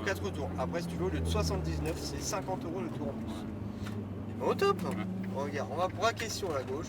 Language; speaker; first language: French; native; French